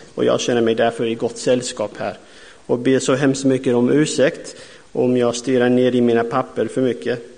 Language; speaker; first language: Swedish; non-native, fluent; English